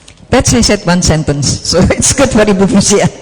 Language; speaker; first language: English; non-native, fluent; Indonesian